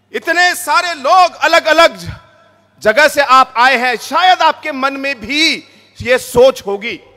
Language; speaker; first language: Hindi; non-native, local second language; Garo